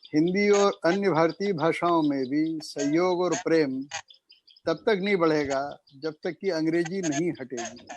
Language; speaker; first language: Hindi; native; Hindi